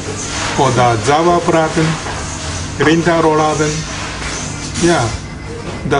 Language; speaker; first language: German; non-native, learner; Japanese